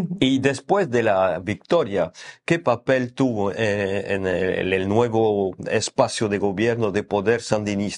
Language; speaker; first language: Spanish; non-native, learner; French